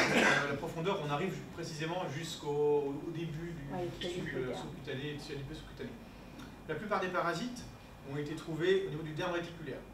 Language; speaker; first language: French; native; French